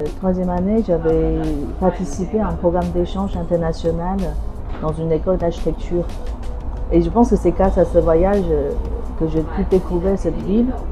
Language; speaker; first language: French; non-native, fluent; Chinese